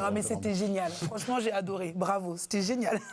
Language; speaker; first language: French; native; French